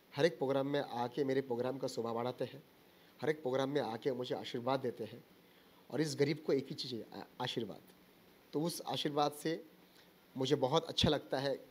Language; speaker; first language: Hindi; non-native, local second language; Bangla